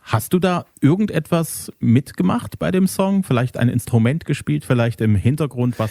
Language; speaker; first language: German; native; German